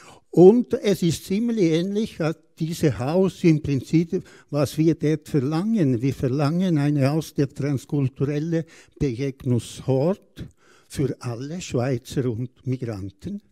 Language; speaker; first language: German; non-native, fluent; Italian